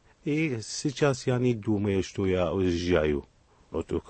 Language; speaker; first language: Russian; non-native, learner; Arabic